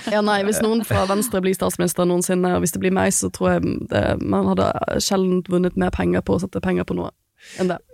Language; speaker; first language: Norwegian; native; Norwegian